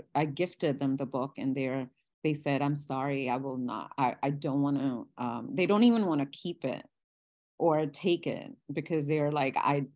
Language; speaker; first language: English; non-native, local second language; Gujarati